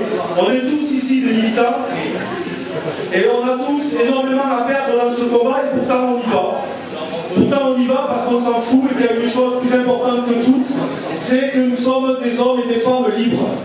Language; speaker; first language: French; native; French